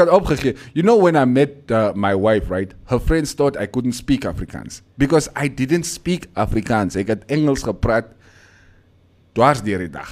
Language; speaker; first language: English; non-native, local second language; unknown